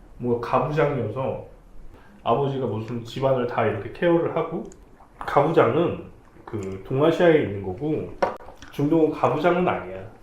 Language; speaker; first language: Korean; native; Korean